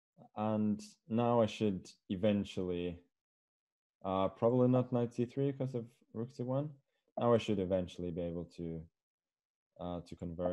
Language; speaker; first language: English; non-native, fluent; Norwegian